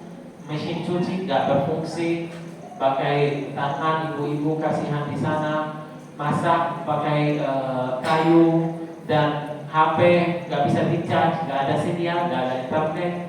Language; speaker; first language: Indonesian; non-native, fluent; Arabic